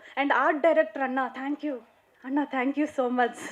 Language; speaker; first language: Tamil; non-native, learner; Kannada